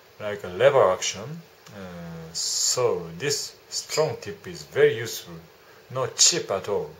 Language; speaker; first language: English; non-native, learner; Japanese